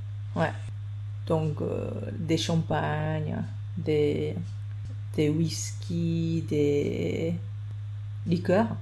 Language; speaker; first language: French; non-native, fluent; Japanese